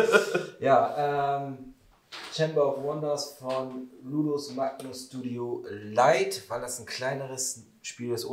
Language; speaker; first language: German; native; German